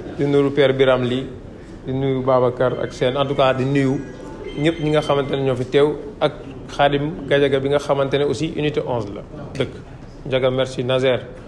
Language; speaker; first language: Wolof; native; Wolof